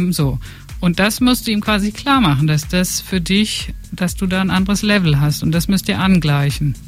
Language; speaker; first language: German; native; German